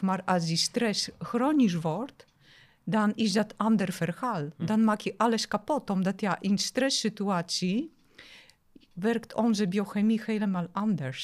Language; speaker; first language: Dutch; non-native, fluent; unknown